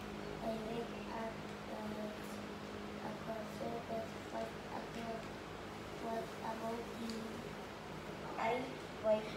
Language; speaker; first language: English; non-native, learner; Indonesian